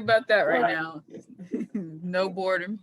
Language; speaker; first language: English; native; English